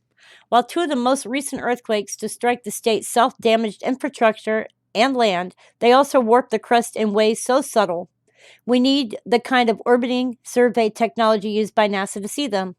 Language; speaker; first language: English; native; English